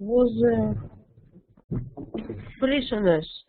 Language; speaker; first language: English; non-native, learner; Russian